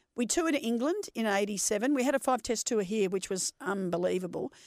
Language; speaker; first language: English; native; English